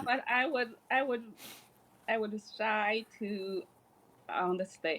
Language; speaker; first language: English; non-native, learner; Chinese